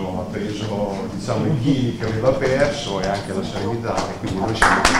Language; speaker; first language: Italian; native; Italian